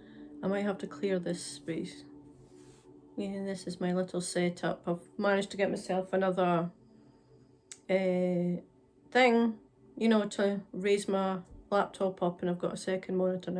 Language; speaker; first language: English; native; English